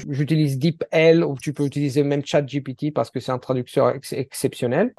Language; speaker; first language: French; non-native, fluent; Italian